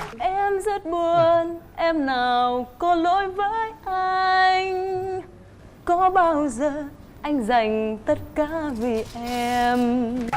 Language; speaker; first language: Vietnamese; native; Vietnamese